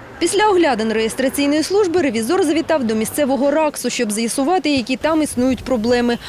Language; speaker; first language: Ukrainian; native; Ukrainian